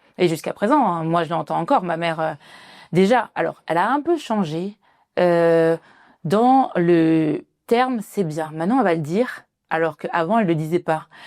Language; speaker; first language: French; early bilingual, other home language; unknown